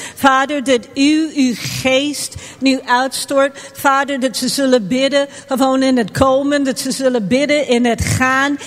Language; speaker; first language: Dutch; non-native, fluent; English